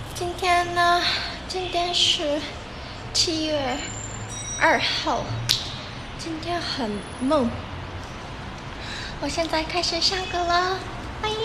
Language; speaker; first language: Chinese; non-native, learner; Japanese